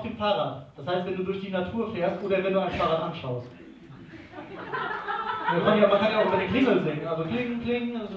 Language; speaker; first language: German; native; German